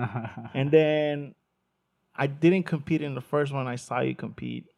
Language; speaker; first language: English; early bilingual, other home language; Spanish